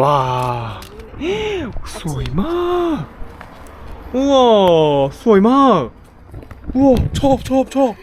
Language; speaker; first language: Thai; non-native, fluent; Korean